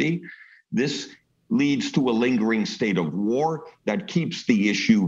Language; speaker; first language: English; native; English